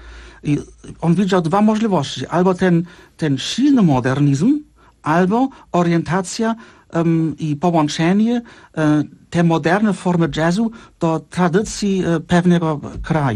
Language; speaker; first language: Polish; non-native, fluent; Czech